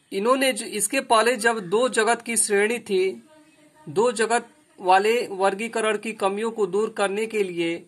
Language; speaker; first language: Hindi; native; Hindi